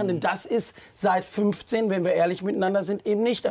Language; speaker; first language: German; native; German